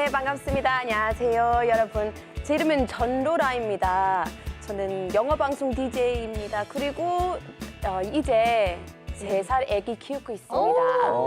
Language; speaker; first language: Korean; non-native, learner; English